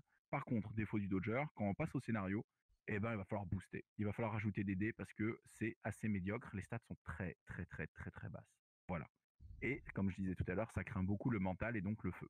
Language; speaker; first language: French; native; French